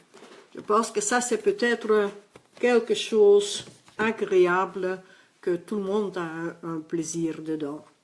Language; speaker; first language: French; non-native, local second language; Dutch